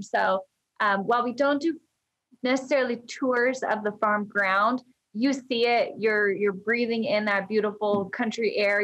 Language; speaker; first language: English; native; English